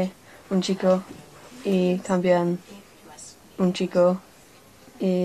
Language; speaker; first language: Spanish; non-native, learner; English